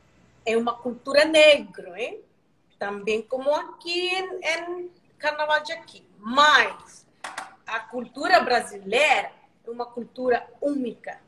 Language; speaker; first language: Portuguese; non-native, learner; Spanish